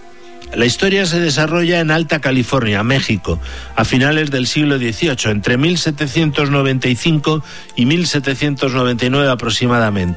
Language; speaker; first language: Spanish; native; Spanish